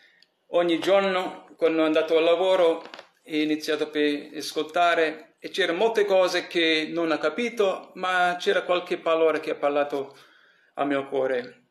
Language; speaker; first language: Italian; early bilingual, heritage; English